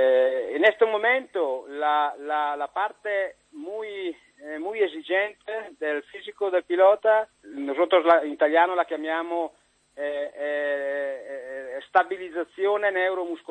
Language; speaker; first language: Spanish; non-native, learner; Italian